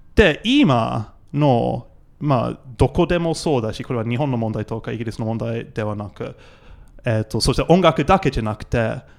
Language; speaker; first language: Japanese; non-native, fluent; English